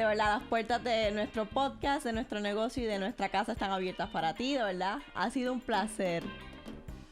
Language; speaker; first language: Spanish; native; Spanish